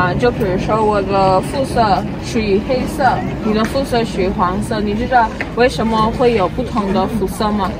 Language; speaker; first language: Chinese; non-native, fluent; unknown